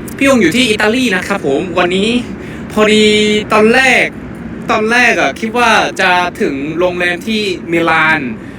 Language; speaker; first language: Thai; non-native, fluent; Korean